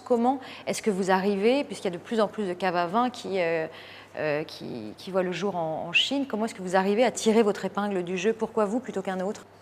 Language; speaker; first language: French; native; French